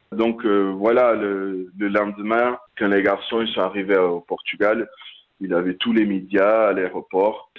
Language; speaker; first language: French; non-native, fluent; Portuguese